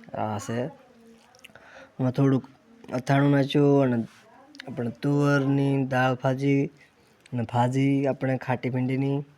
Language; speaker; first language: Gujarati; non-native, local second language; Bhili